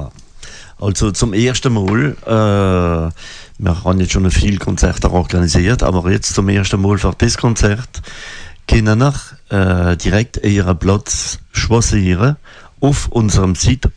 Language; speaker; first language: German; non-native, local second language; French